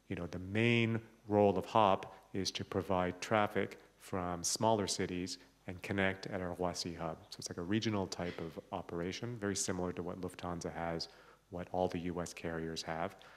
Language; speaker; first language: English; native; English